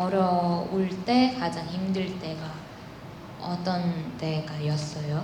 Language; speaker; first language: Korean; non-native, learner; Thai